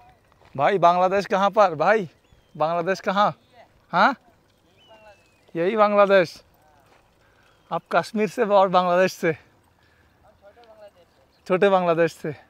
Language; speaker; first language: Hindi; non-native, learner; Bangla